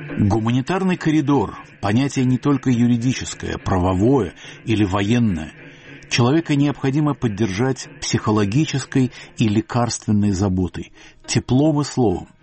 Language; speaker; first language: Russian; native; Russian